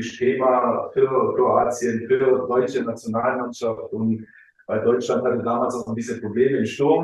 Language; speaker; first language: German; early bilingual, other home language; Croatian